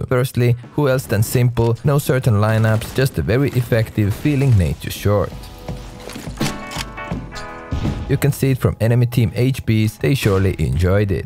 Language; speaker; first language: English; non-native, fluent; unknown